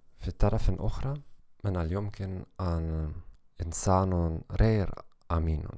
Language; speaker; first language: Arabic; non-native, learner; German